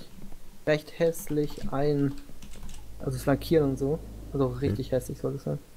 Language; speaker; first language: German; native; German